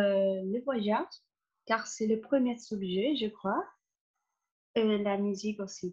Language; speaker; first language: French; non-native, fluent; Spanish